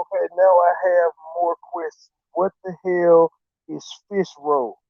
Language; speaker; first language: English; native; English